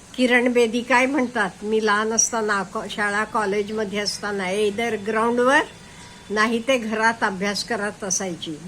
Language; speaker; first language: Marathi; native; Marathi